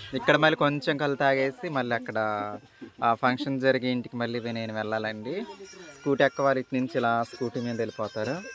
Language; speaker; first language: Telugu; native; Telugu